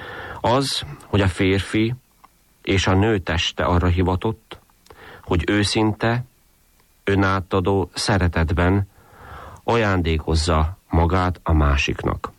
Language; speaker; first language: Hungarian; native; Hungarian